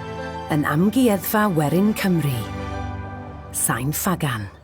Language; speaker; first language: Welsh; native; Welsh